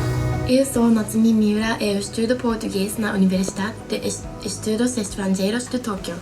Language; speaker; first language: Portuguese; non-native, learner; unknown